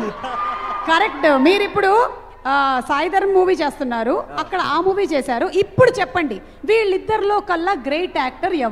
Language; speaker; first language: Telugu; native; Telugu